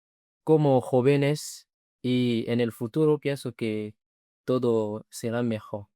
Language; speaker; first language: Spanish; non-native, learner; French